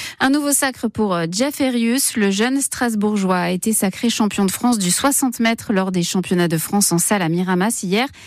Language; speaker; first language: French; native; French